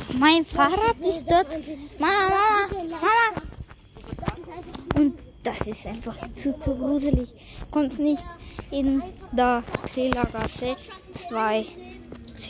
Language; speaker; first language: German; early bilingual, other home language; Croatian